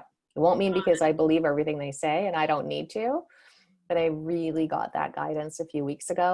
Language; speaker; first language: English; native; English